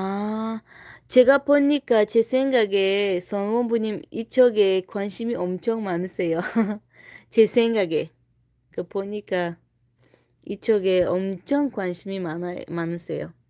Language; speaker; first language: Korean; non-native, fluent; Tajik